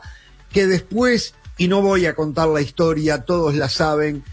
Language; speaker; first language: Spanish; native; Spanish